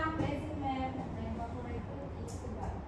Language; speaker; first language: English; non-native, learner; Indonesian